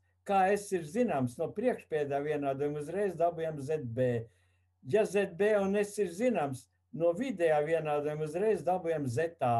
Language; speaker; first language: Latvian; native; Latvian